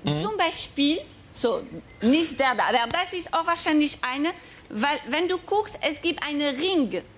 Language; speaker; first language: German; non-native, fluent; French